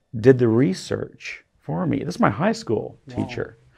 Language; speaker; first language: English; native; English